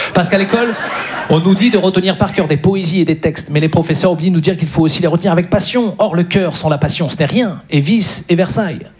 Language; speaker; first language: French; native; French